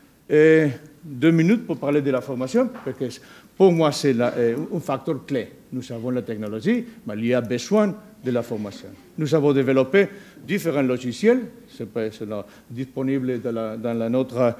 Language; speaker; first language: French; non-native, learner; Spanish